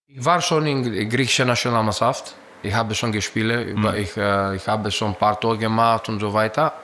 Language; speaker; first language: German; non-native, learner; Greek